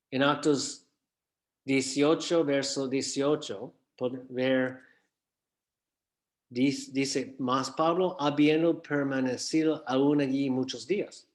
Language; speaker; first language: Spanish; non-native, fluent; English